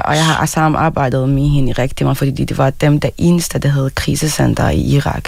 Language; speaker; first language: Danish; non-native, fluent; Arabic